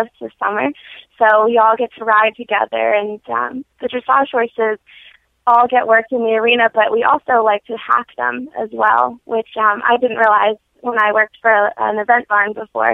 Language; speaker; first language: English; native; English